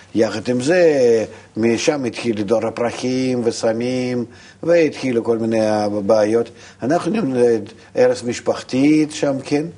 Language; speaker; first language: Hebrew; non-native, fluent; Russian